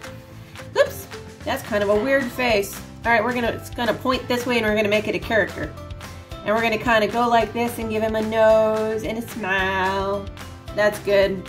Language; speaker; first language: English; native; English